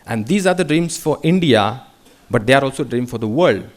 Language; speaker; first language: English; non-native, local second language; Marathi